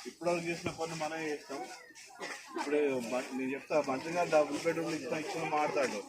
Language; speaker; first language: Telugu; native; Telugu